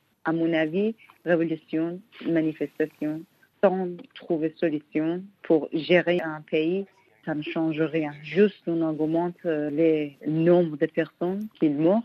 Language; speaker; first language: French; non-native, learner; Persian